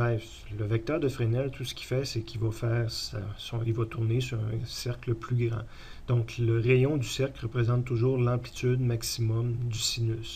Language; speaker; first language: French; native; French